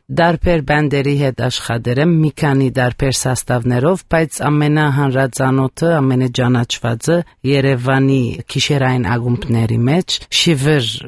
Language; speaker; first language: Armenian; early bilingual, heritage; Armenian